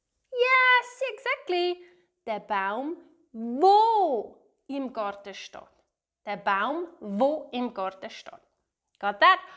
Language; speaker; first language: German; native; German